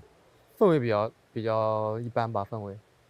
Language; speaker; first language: Chinese; native; Chinese